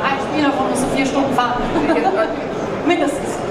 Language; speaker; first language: German; native; German